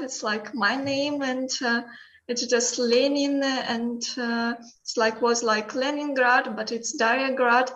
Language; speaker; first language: English; non-native, learner; Russian